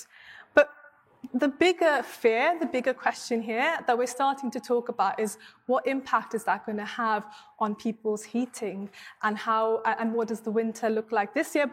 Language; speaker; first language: English; non-native, local second language; Hindi